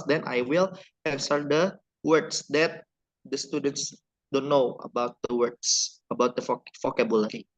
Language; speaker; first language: English; non-native, learner; Indonesian